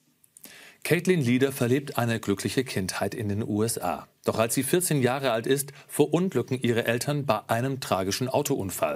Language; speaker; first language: German; native; German